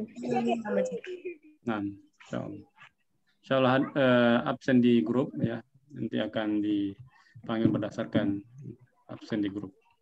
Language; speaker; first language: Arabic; non-native, learner; Indonesian